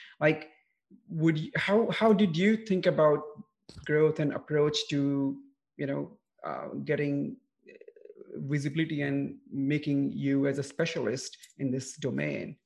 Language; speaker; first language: English; non-native, local second language; Hindi